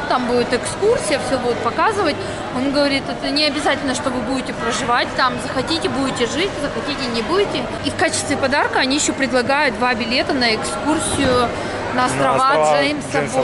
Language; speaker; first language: Russian; native; Russian